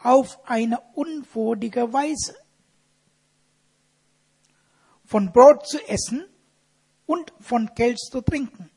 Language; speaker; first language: German; non-native, fluent; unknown